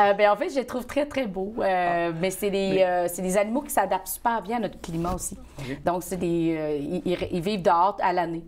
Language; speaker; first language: French; early bilingual, other home language; Vietnamese